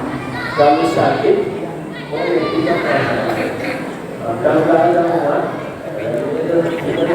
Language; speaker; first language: Indonesian; non-native, learner; Arabic